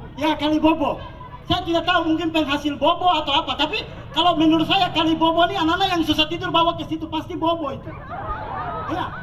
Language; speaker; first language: Indonesian; native; Indonesian